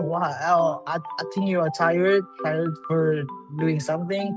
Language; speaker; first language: English; non-native, learner; Indonesian